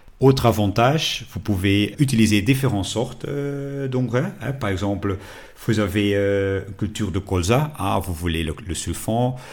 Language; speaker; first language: French; non-native, local second language; Dutch